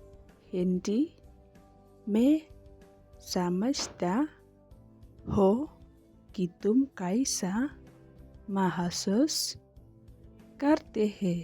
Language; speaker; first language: Hindi; non-native, local second language; Khasi